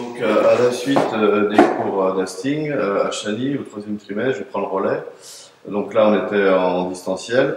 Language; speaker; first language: French; native; French